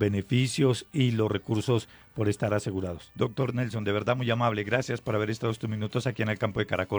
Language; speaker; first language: Spanish; native; Spanish